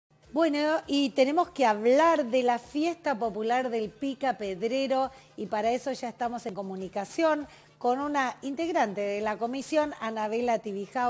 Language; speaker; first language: Spanish; native; Spanish